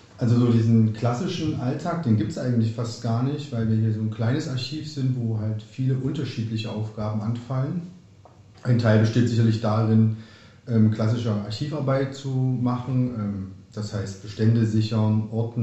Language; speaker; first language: German; native; German